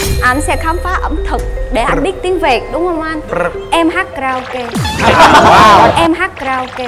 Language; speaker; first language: Vietnamese; non-native, learner; Khmer